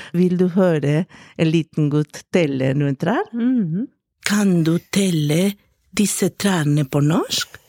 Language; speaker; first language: Norwegian; non-native, fluent; Spanish